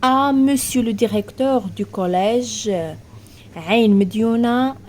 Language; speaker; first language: French; non-native, local second language; Arabic